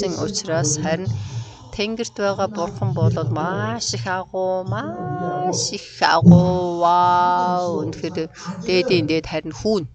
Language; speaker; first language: Mongolian; early bilingual, other home language; Korean